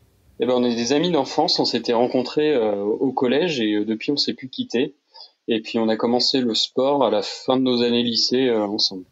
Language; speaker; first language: French; native; French